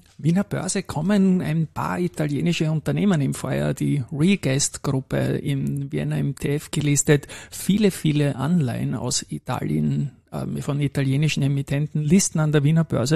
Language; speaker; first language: German; native; German